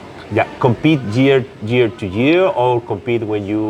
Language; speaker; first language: English; non-native, local second language; Spanish